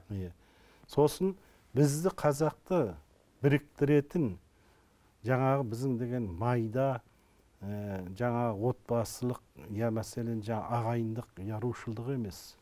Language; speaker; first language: Kazakh; early bilingual, heritage; Kazakh